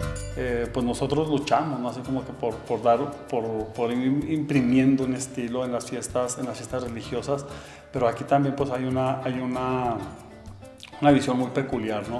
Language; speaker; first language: Spanish; native; Spanish